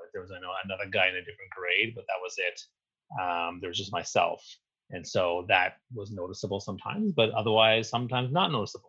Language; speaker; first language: English; native; English